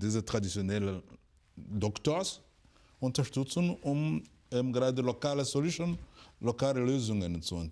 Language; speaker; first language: German; non-native, fluent; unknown